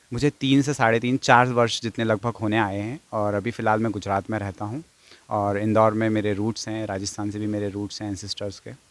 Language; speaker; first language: Hindi; non-native, fluent; English